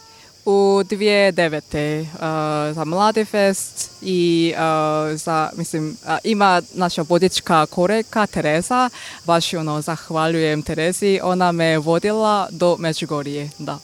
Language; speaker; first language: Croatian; non-native, learner; Korean